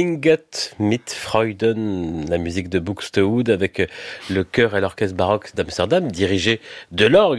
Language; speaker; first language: French; native; French